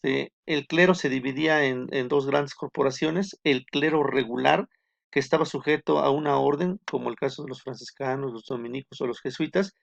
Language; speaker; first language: Spanish; native; Spanish